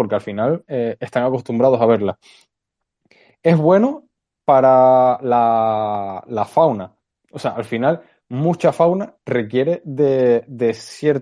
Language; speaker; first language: Spanish; native; Spanish